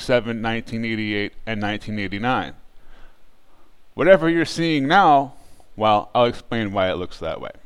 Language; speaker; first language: English; native; English